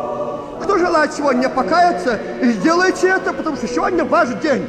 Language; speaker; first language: Russian; native; Russian